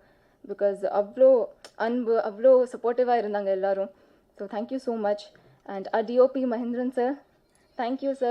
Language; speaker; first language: Tamil; non-native, fluent; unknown